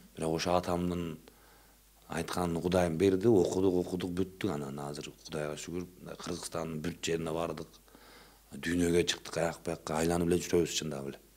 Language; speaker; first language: Kyrgyz; non-native, local second language; Uzbek